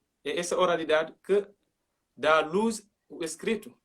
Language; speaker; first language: Portuguese; non-native, learner; Mandingo